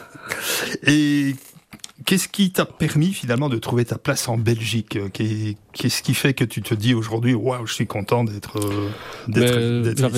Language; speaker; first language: French; native; French